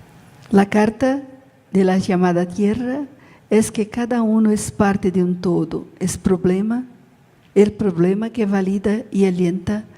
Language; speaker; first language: Spanish; non-native, learner; Portuguese